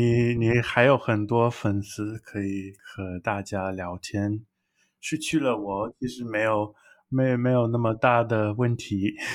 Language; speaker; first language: Chinese; non-native, learner; English